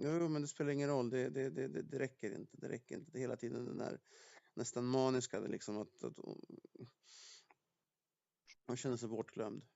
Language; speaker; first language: Swedish; early bilingual, other home language; Polish